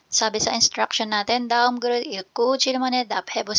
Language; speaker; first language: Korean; non-native, fluent; Filipino